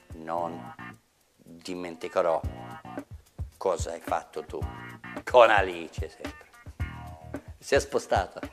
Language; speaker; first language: Italian; non-native, fluent; English